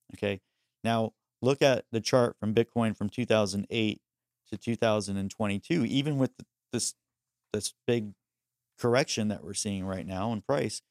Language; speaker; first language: English; early bilingual, other home language; Spanish